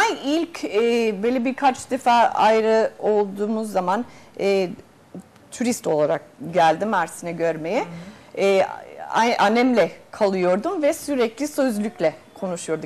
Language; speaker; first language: Turkish; non-native, fluent; Spanish